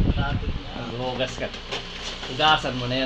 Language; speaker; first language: Filipino; non-native, local second language; Hiligaynon